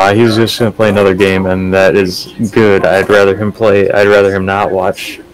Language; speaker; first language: English; native; English